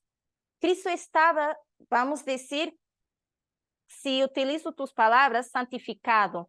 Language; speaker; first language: Spanish; non-native, learner; Portuguese